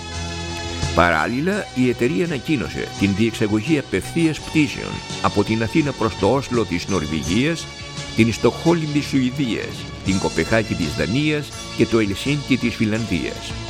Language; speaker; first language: Greek; native; Greek